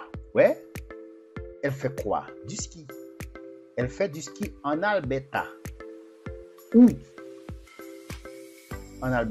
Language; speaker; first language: French; non-native, fluent; Portuguese